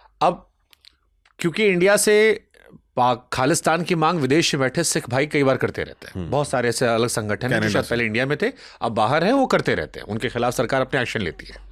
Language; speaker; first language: Hindi; native; Hindi